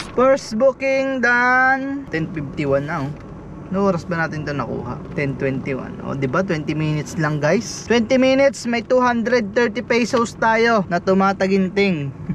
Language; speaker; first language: Filipino; native; Filipino